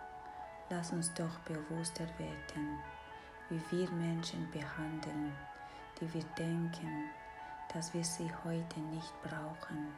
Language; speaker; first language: German; non-native, fluent; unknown